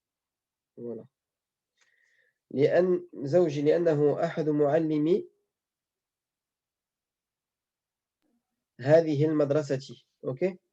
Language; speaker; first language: Arabic; non-native, fluent; French